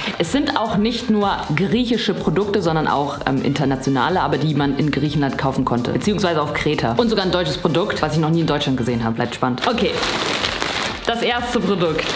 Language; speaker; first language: German; early bilingual, other home language; Polish